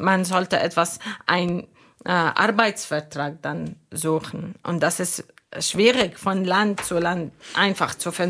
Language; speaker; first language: German; non-native, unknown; Arabic